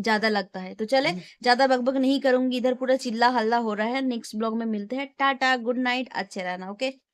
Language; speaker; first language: Hindi; non-native, local second language; Bangla